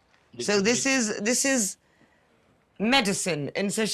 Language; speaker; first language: English; native; English